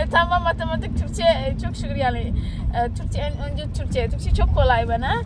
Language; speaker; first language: Turkish; non-native, learner; Indonesian